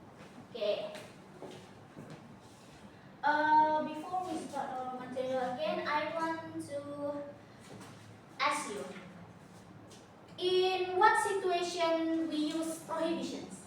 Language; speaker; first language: English; non-native, learner; Indonesian